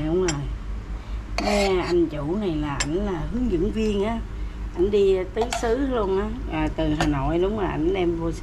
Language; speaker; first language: Vietnamese; native; Vietnamese